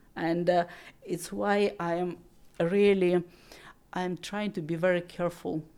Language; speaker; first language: English; non-native, learner; Russian